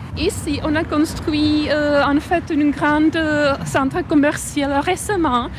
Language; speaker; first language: French; non-native, fluent; Czech